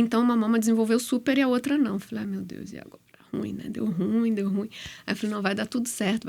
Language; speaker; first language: Portuguese; native; Portuguese